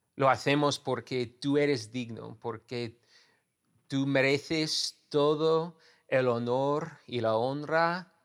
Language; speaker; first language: Spanish; non-native, fluent; English